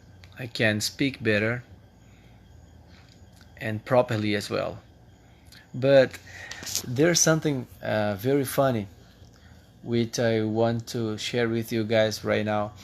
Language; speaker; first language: English; non-native, fluent; Portuguese